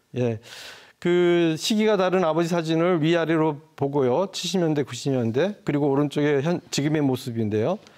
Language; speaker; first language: Korean; native; Korean